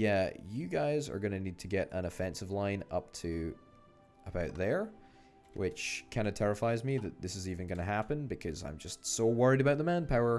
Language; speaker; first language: English; native; English